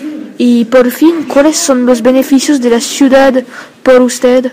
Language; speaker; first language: Spanish; non-native, learner; French